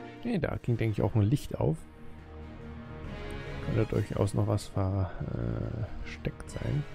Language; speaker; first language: German; native; German